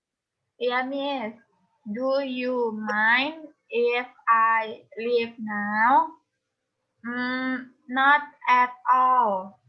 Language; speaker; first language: English; non-native, learner; Indonesian